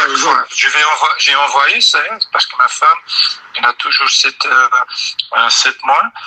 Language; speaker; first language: French; non-native, learner; Dutch